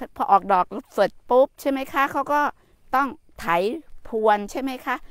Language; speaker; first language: Thai; native; Thai